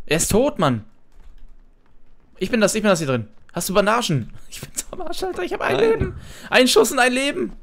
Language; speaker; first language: German; native; German